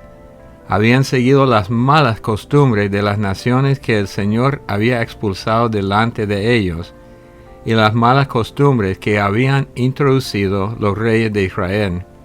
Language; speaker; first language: Spanish; native; Spanish